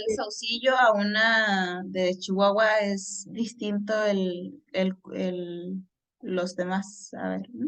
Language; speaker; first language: Spanish; native; Spanish